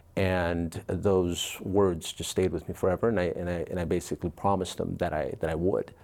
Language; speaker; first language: English; early bilingual, other home language; Spanish